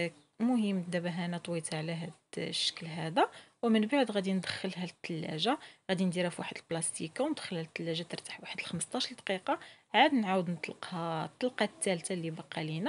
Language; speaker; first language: Arabic; native; Arabic